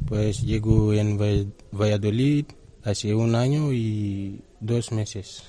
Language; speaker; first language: Spanish; non-native, learner; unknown